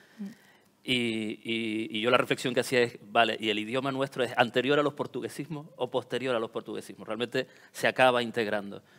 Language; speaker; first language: Spanish; native; Spanish